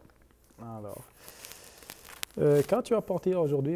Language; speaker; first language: French; non-native, fluent; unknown